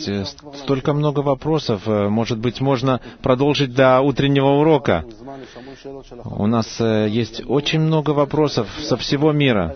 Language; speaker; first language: Russian; non-native, fluent; Hebrew